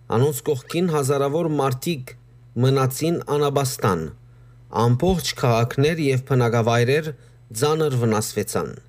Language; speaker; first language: Armenian; native; Armenian